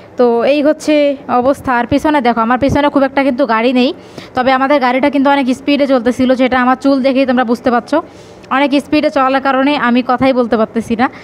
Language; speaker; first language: Bangla; native; Bangla